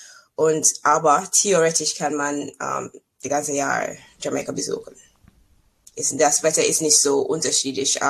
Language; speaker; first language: German; non-native, learner; English